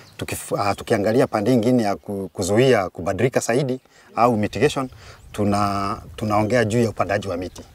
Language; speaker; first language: Swahili; non-native, local second language; Kikuyu